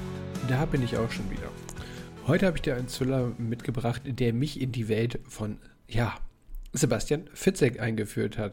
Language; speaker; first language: German; native; German